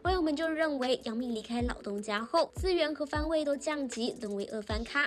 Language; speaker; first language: Chinese; native; Chinese